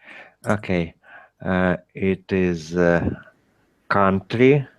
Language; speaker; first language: English; non-native, learner; Russian